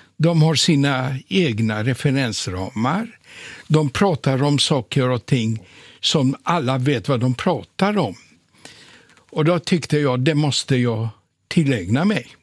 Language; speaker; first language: Swedish; non-native, fluent; Polish